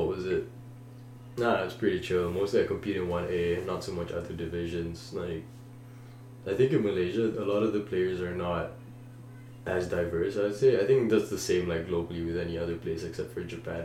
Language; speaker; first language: English; non-native, local second language; Malay